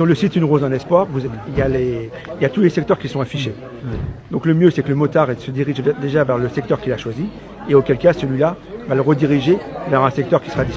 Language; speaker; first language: French; native; French